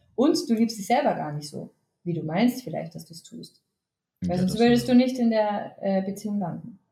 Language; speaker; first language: German; native; German